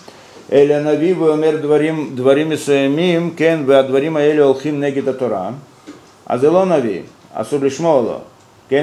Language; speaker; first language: Hebrew; non-native, fluent; Russian